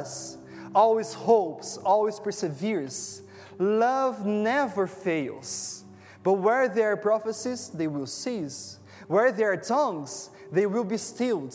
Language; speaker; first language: English; non-native, fluent; Portuguese